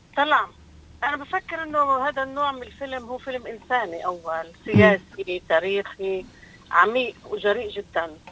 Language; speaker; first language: Arabic; native; Arabic